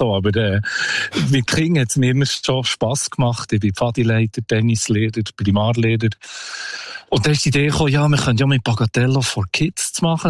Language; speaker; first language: German; native; German